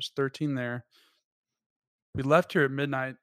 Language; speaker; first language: English; native; English